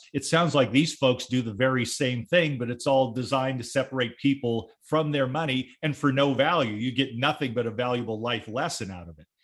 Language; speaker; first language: English; native; English